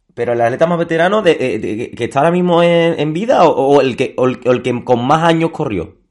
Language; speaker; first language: Spanish; native; Spanish